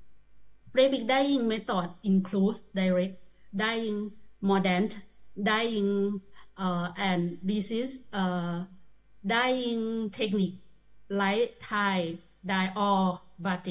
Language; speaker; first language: English; non-native, learner; Thai